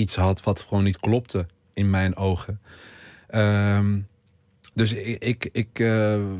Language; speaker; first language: Dutch; native; Dutch